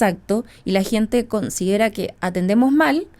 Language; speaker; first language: Spanish; native; Spanish